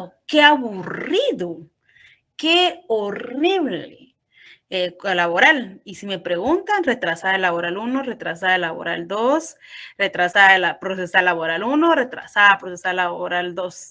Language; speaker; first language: Spanish; native; Spanish